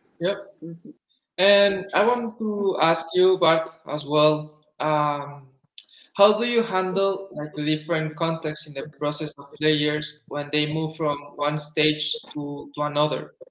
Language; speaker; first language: English; non-native, fluent; Spanish